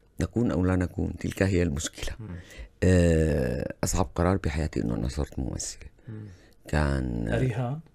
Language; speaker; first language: Arabic; native; Arabic